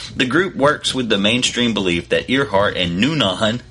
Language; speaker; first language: English; native; English